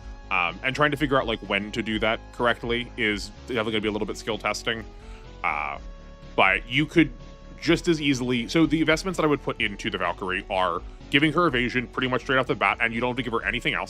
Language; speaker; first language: English; native; English